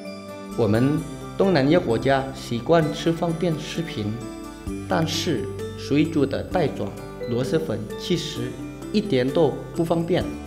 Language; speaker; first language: Chinese; non-native, fluent; Indonesian